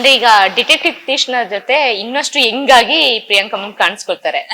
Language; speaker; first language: Kannada; native; Kannada